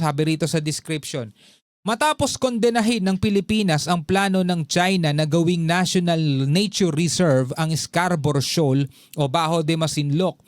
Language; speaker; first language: Filipino; native; Filipino